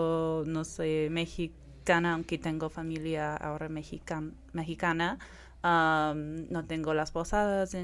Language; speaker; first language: Spanish; non-native, fluent; English